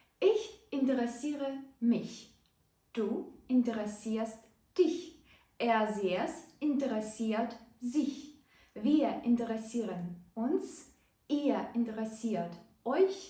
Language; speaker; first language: German; non-native, fluent; Ukrainian